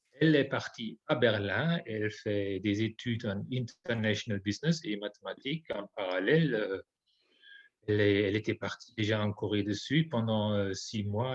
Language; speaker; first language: French; non-native, fluent; German